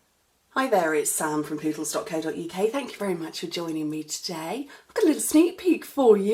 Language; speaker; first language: English; native; English